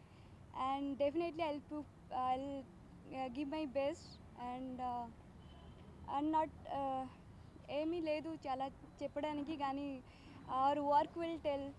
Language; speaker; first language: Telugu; non-native, learner; Odia